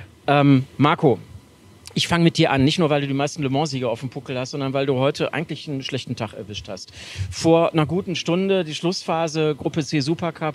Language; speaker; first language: German; native; German